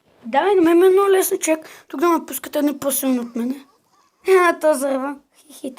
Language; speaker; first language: Bulgarian; native; Bulgarian